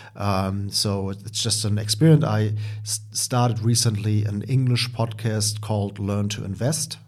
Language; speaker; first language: English; non-native, fluent; German